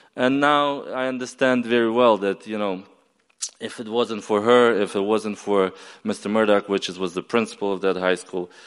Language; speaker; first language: English; non-native, fluent; Ukrainian